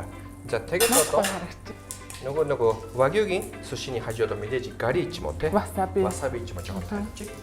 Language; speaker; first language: Mongolian; non-native, learner; Japanese